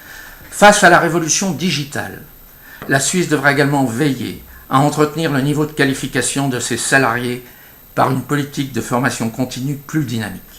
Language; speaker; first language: French; native; French